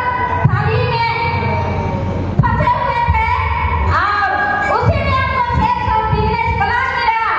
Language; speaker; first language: Hindi; non-native, local second language; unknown